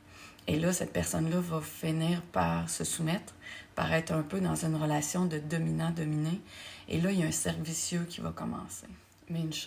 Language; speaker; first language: French; native; French